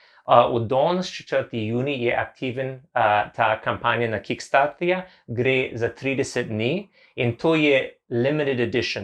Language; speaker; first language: Slovenian; non-native, learner; English